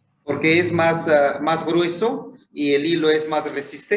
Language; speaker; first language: Spanish; non-native, local second language; Zapotec